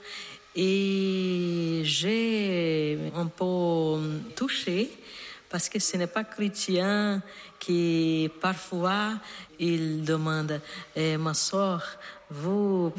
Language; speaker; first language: French; non-native, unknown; Portuguese